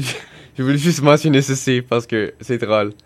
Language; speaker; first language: French; non-native, learner; English